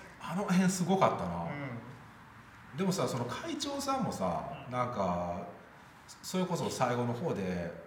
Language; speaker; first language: Japanese; native; Japanese